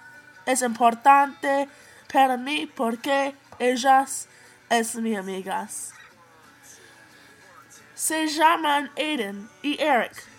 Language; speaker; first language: Spanish; non-native, learner; English